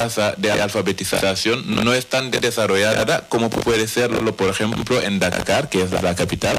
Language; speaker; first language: Spanish; non-native, fluent; Wolof